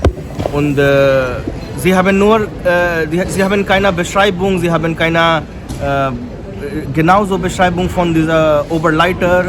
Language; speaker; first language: German; non-native, learner; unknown